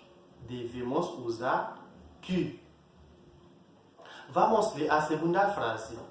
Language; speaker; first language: Portuguese; non-native, fluent; Haitian Creole